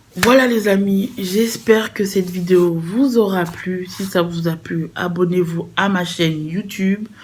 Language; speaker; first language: French; native; French